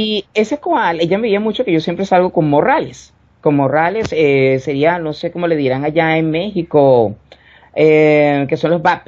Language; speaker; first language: Spanish; native; Spanish